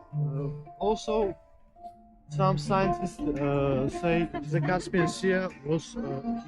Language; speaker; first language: English; non-native, learner; Azerbaijani